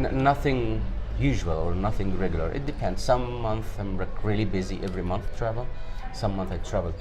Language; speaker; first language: English; non-native, fluent; Arabic